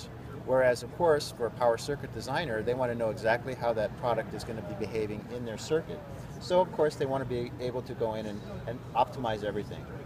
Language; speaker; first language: English; native; English